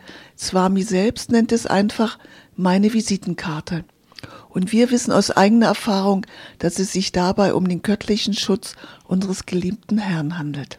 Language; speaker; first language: German; native; German